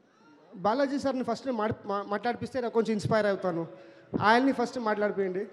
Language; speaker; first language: Telugu; non-native, learner; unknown